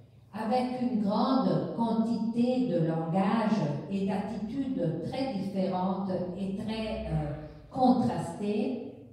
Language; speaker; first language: French; non-native, fluent; Italian